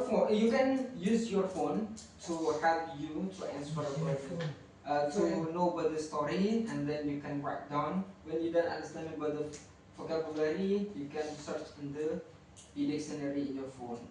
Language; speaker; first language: English; non-native, learner; Indonesian